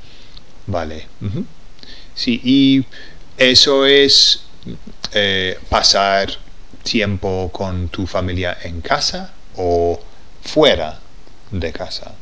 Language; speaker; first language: Spanish; non-native, fluent; English